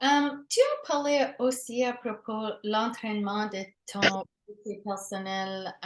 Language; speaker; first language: French; non-native, local second language; English